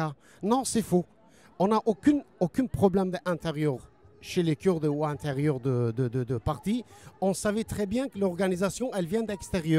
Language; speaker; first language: French; non-native, learner; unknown